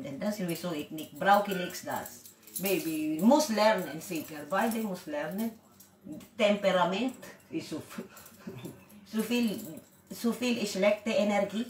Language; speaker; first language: German; non-native, learner; Waray